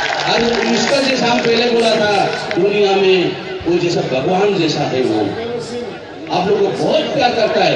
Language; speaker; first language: Hindi; non-native, local second language; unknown